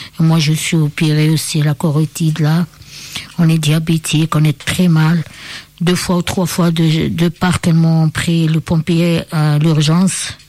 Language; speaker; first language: French; non-native, local second language; Arabic